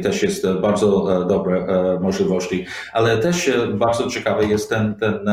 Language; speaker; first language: Polish; non-native, learner; English